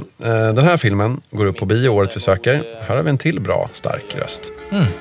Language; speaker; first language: Swedish; native; Swedish